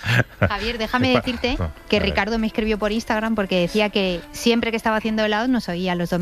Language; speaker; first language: Spanish; native; Spanish